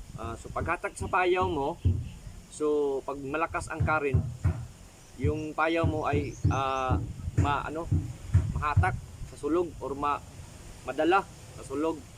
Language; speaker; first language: Filipino; non-native, local second language; Cebuano